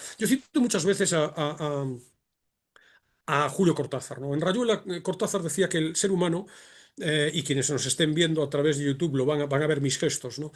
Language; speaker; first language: Spanish; native; Spanish